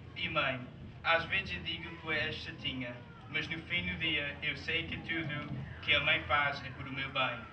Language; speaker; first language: Portuguese; early bilingual, heritage; Portuguese